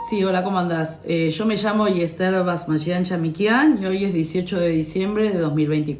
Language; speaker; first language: Spanish; native; Spanish